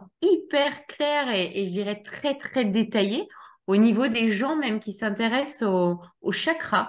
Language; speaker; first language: French; native; French